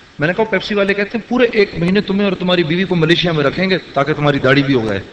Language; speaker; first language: Urdu; native; Urdu